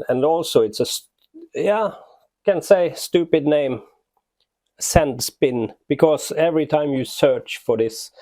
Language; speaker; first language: English; non-native, fluent; Norwegian